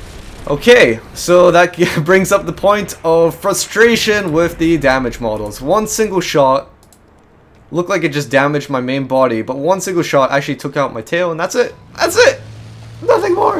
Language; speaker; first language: English; native; English